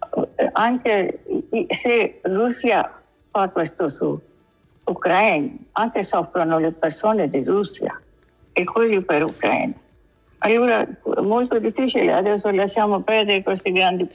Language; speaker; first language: Italian; non-native, learner; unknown